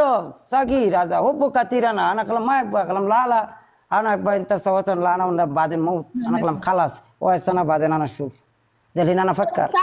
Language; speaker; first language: Arabic; non-native, learner; Bangla